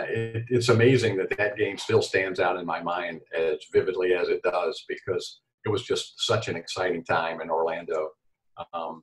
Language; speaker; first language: English; native; English